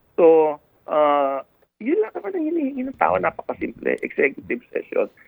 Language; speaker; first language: Filipino; native; Filipino